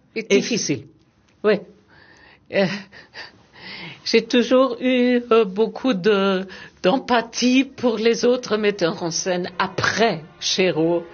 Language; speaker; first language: French; non-native, fluent; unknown